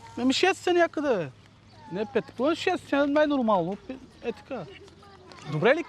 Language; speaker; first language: Bulgarian; non-native, local second language; Turkish